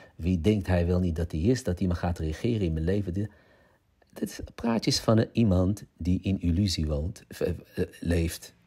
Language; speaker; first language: Dutch; early bilingual, other home language; Arabic